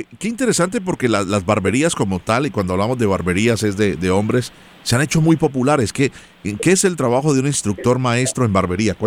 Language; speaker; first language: Spanish; native; Spanish